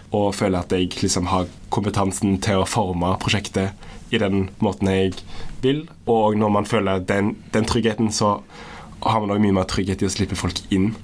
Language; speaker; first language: Norwegian; native; Norwegian